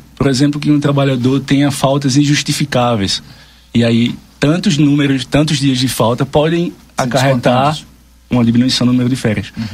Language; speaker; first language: Portuguese; native; Portuguese